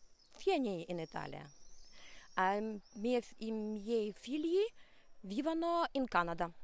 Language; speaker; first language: Italian; non-native, learner; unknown